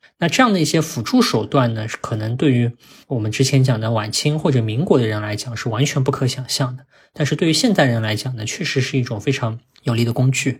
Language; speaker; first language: Chinese; native; Chinese